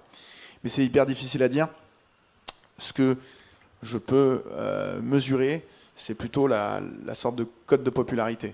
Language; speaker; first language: French; native; French